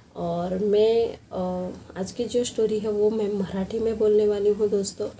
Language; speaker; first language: Hindi; non-native, local second language; Marathi